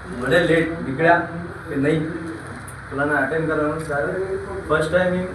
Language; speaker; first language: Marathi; non-native, local second language; Rajasthani